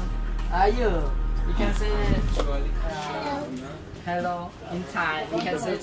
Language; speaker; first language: English; non-native, learner; Shan